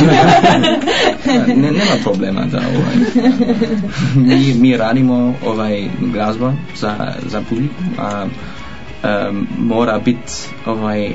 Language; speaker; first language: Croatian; non-native, learner; Dutch